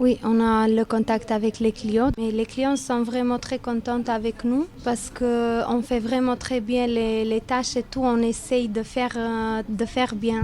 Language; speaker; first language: French; non-native, learner; Albanian